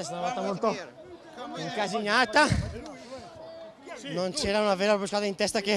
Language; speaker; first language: Italian; native; Italian